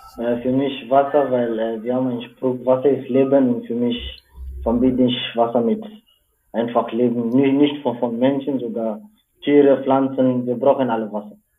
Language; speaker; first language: German; non-native, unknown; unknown